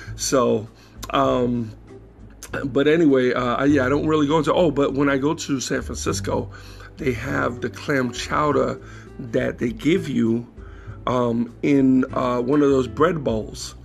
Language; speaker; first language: English; native; English